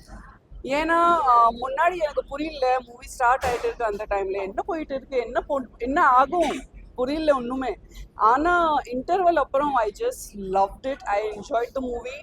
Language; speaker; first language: Tamil; non-native, fluent; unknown